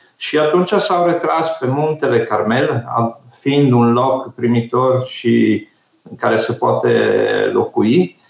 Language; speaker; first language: Romanian; non-native, fluent; Italian